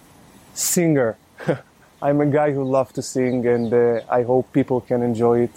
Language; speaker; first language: English; non-native, fluent; Hebrew